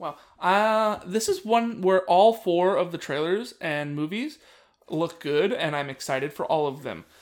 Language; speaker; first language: English; native; English